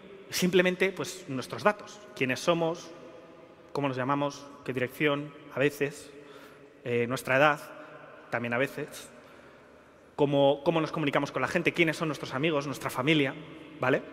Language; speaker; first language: Spanish; native; Spanish